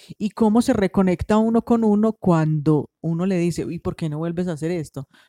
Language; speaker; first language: Spanish; native; Spanish